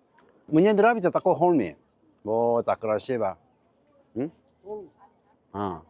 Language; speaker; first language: Russian; non-native, learner; Korean